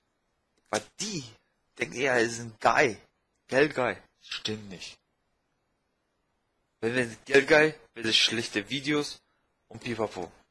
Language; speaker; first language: German; non-native, fluent; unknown